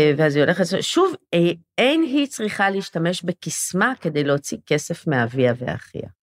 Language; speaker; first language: Hebrew; native; Hebrew